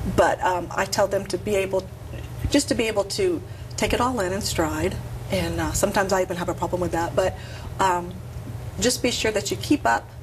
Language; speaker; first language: English; native; English